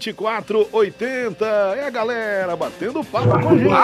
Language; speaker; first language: Portuguese; native; Portuguese